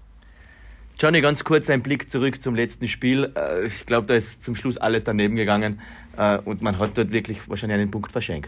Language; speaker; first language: German; native; German